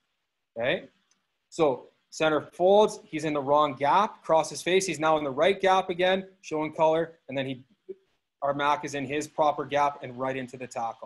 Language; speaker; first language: English; native; English